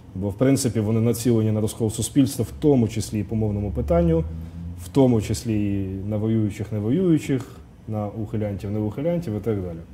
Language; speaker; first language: Ukrainian; non-native, local second language; Russian